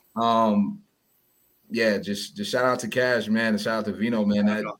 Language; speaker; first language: English; early bilingual, other home language; Yoruba